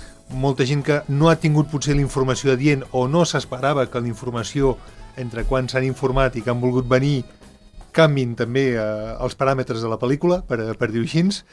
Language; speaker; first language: Catalan; native; Catalan